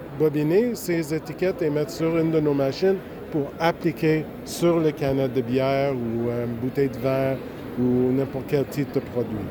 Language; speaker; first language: French; non-native, local second language; English